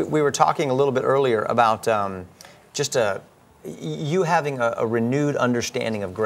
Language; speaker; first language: English; native; English